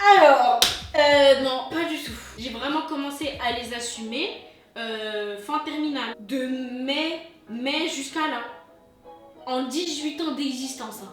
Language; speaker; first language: French; native; French